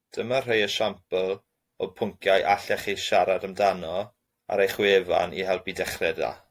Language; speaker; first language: Welsh; non-native, local second language; English